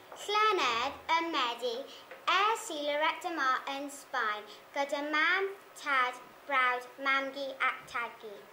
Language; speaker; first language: Welsh; non-native, learner; English